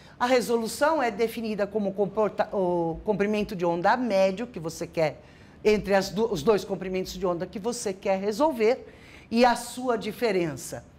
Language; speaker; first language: Portuguese; native; Portuguese